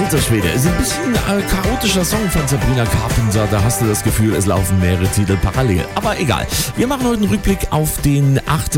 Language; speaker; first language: German; native; German